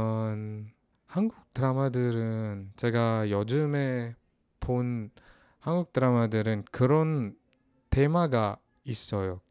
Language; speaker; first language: Korean; non-native, learner; Filipino